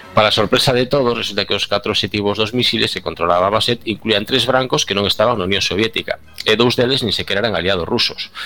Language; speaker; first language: Galician; native; Galician